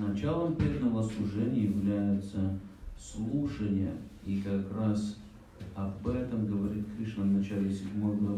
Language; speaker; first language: Russian; native; Russian